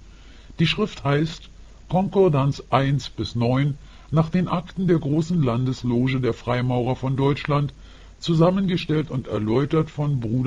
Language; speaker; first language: German; native; German